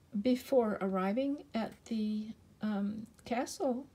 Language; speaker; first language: English; native; English